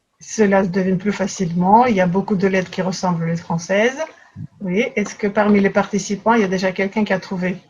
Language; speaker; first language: French; non-native, fluent; Russian